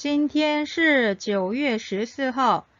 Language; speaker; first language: Chinese; non-native, fluent; Korean